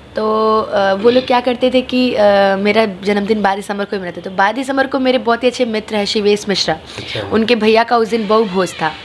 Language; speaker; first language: Hindi; native; Hindi